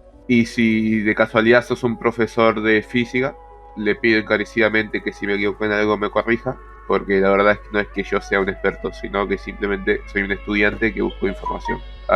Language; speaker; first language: Spanish; native; Spanish